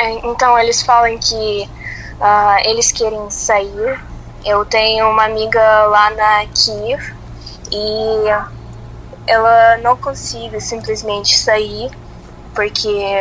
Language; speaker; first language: Portuguese; non-native, fluent; Russian